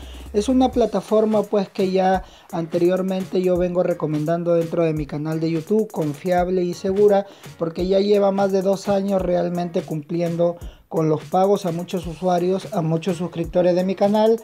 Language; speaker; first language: Spanish; native; Spanish